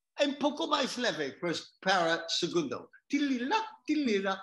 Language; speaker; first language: Portuguese; non-native, learner; English